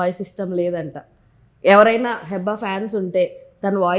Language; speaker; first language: Telugu; native; Telugu